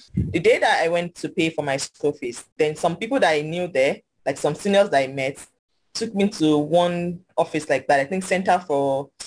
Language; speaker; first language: English; non-native, local second language; Yoruba